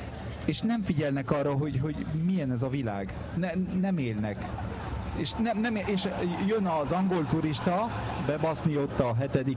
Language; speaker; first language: Hungarian; early bilingual, heritage; French